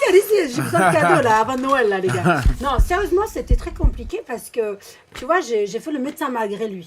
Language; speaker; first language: French; native; French